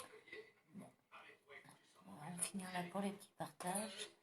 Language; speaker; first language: French; native; French